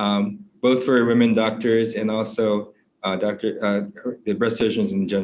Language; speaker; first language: English; non-native, fluent; Korean